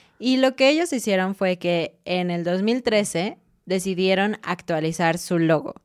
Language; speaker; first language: Spanish; native; Spanish